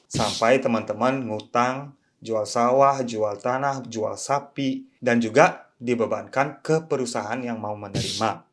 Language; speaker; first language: Indonesian; early bilingual, other home language; Japanese